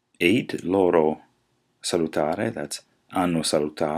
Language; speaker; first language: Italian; non-native, fluent; English